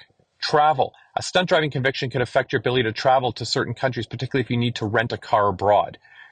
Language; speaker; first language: English; native; English